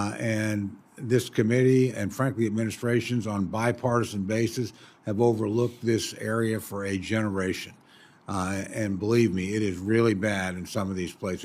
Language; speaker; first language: English; native; English